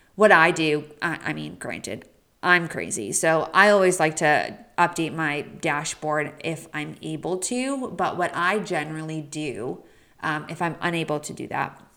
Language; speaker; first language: English; native; English